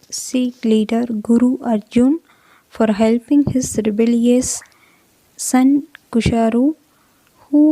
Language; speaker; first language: English; non-native, local second language; Tamil